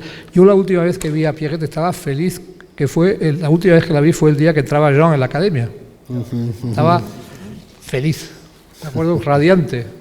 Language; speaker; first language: Spanish; native; Spanish